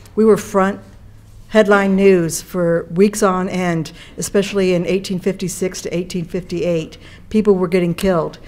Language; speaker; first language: English; native; English